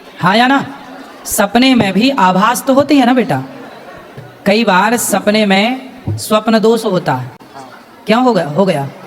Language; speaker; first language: Hindi; native; Hindi